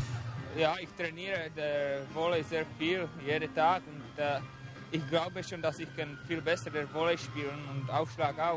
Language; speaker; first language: German; non-native, learner; Czech